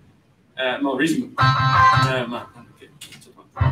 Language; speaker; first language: Japanese; non-native, fluent; English